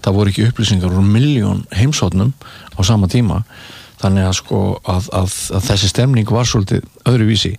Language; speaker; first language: Icelandic; native; Icelandic